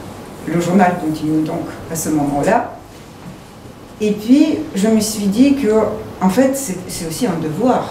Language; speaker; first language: French; non-native, fluent; Ukrainian